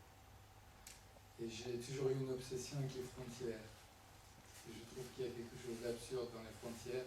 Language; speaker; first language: French; non-native, fluent; Persian